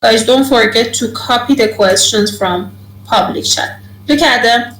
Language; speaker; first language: English; non-native, fluent; Persian